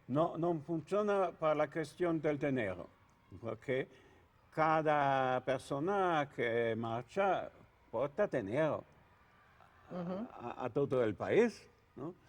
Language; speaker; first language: Spanish; non-native, learner; Italian